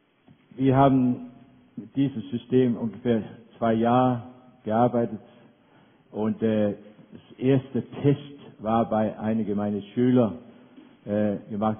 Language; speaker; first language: German; non-native, fluent; Danish